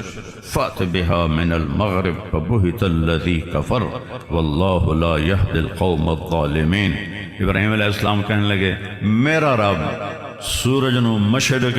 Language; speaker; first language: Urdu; non-native, local second language; Punjabi